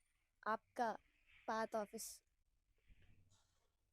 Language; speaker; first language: Hindi; non-native, local second language; Telugu